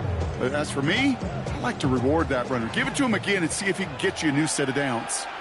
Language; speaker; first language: English; native; English